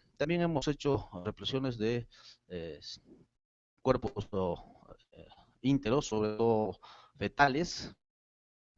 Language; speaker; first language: Spanish; native; Spanish